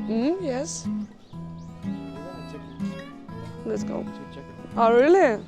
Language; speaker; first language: English; non-native, learner; Russian